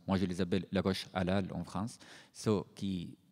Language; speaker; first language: French; non-native, fluent; Arabic